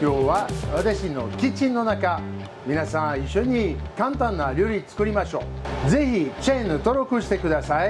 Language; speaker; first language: Japanese; non-native, fluent; French